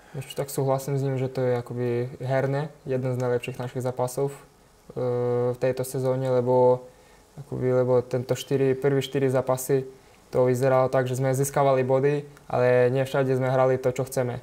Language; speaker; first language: Slovak; non-native, fluent; Ukrainian